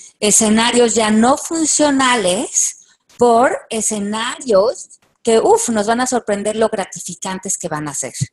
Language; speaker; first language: Spanish; native; Spanish